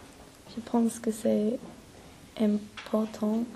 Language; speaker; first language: French; non-native, learner; English